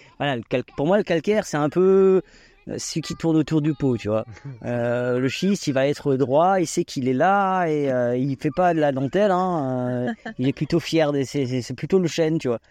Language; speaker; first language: French; native; French